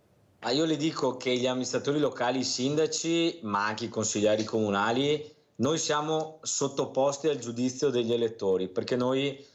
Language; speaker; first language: Italian; native; Italian